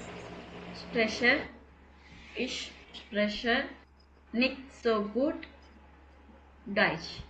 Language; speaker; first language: German; non-native, fluent; Tamil